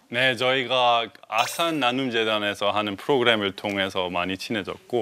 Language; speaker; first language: Korean; non-native, fluent; English